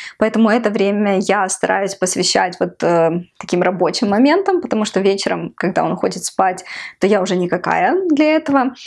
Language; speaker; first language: Russian; non-native, local second language; Ukrainian